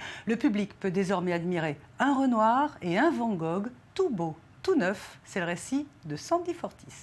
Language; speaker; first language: French; native; French